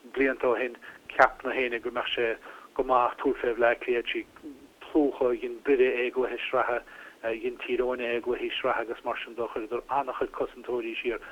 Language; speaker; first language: Irish; native; Irish